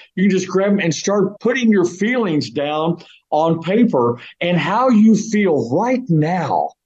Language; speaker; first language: English; native; English